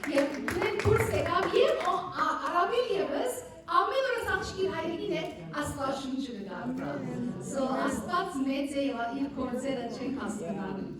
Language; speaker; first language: Armenian; early bilingual, heritage; Armenian